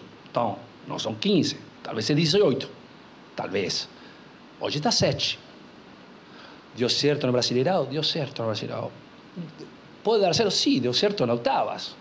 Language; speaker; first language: Portuguese; non-native, local second language; Spanish